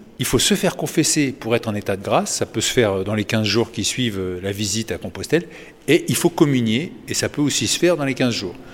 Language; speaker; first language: French; native; French